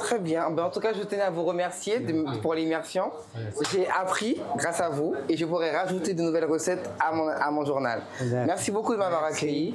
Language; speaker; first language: French; native; French